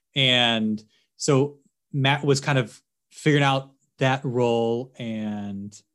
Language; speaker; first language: English; native; English